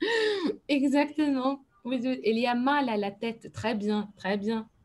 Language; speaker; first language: French; non-native, fluent; Arabic